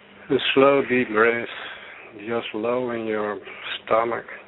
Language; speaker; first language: English; non-native, fluent; Dutch